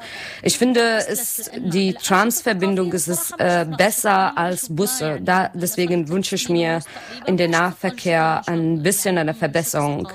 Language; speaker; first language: German; non-native, learner; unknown